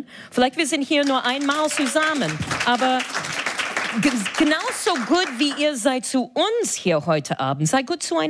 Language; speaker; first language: German; non-native, fluent; English